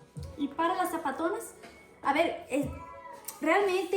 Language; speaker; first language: Spanish; early bilingual, other home language; Portuguese